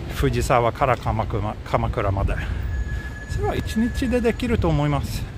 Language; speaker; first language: Japanese; non-native, fluent; Swedish